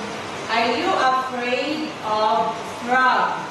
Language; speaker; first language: English; non-native, fluent; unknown